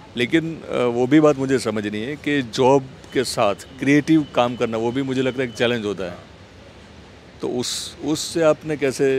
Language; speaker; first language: Hindi; non-native, local second language; Gujarati